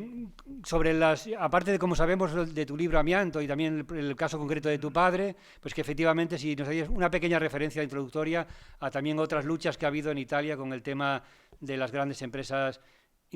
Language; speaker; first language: Spanish; native; Spanish